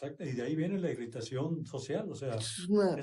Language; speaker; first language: Spanish; native; Spanish